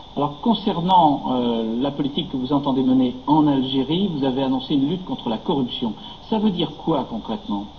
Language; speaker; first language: French; native; French